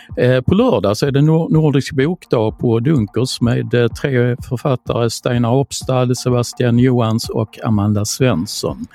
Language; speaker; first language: Swedish; native; Swedish